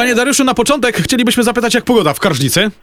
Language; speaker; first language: Polish; native; Polish